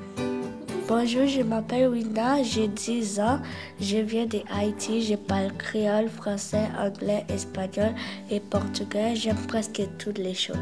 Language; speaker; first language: French; early bilingual, other home language; Haitian Creole